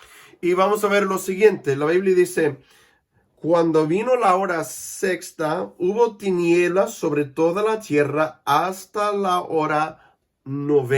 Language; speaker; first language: Spanish; non-native, fluent; English